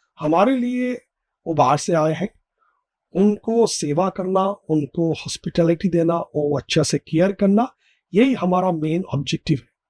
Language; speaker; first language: Hindi; non-native, local second language; Bangla